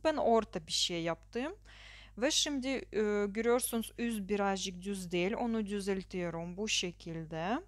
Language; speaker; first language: Turkish; non-native, learner; Russian